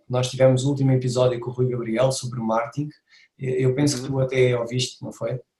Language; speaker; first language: Portuguese; native; Portuguese